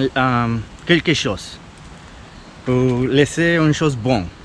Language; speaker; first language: French; non-native, fluent; Spanish